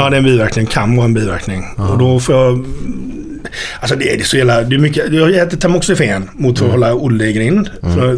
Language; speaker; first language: Swedish; native; Swedish